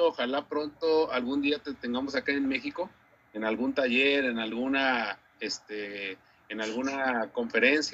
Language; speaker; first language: Spanish; native; Spanish